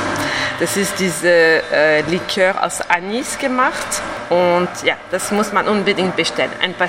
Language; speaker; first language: German; non-native, fluent; French